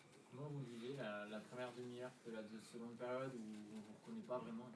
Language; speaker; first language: French; native; French